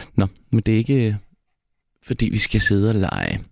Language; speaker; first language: Danish; native; Danish